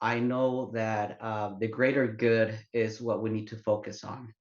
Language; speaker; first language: English; non-native, fluent; Spanish